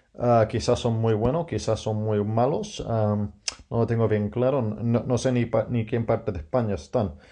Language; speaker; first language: Spanish; non-native, fluent; English